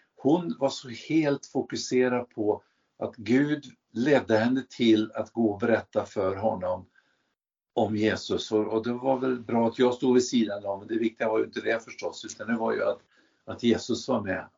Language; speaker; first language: Swedish; native; Swedish